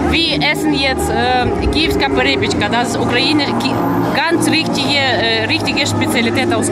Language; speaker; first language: German; non-native, learner; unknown